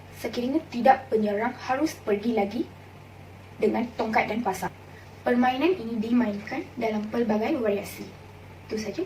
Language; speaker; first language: Malay; non-native, local second language; Malayalam